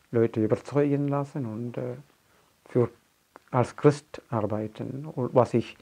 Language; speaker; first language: German; non-native, fluent; Malayalam